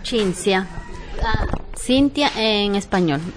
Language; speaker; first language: Italian; non-native, learner; Spanish